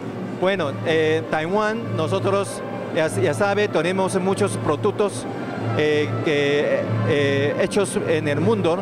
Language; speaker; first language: Spanish; non-native, learner; Chinese